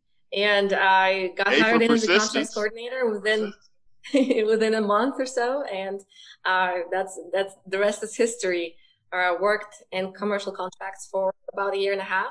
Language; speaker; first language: English; non-native, fluent; Ukrainian